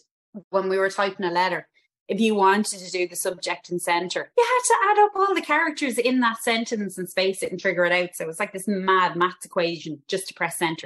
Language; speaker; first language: English; native; English